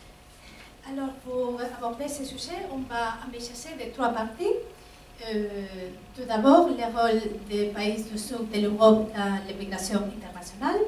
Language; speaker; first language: French; non-native, fluent; Spanish